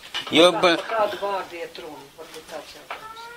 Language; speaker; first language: Latvian; non-native, local second language; Russian